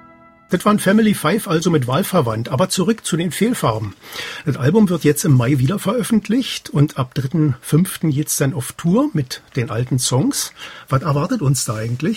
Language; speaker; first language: German; native; German